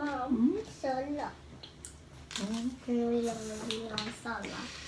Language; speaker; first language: Swedish; early bilingual, other home language; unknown